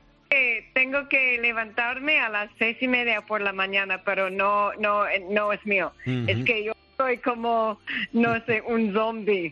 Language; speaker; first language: Spanish; non-native, learner; English